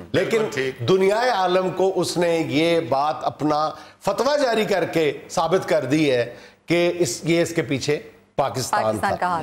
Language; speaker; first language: Urdu; non-native, local second language; Punjabi